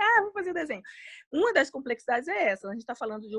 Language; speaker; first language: Portuguese; native; Portuguese